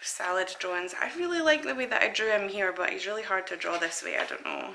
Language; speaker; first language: English; native; English